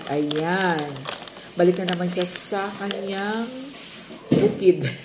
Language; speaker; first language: Filipino; native; Filipino